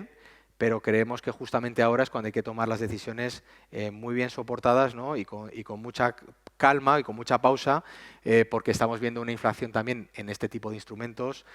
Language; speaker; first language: Spanish; native; Spanish